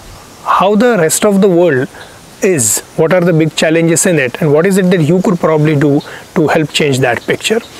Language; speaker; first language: English; non-native, local second language; Marathi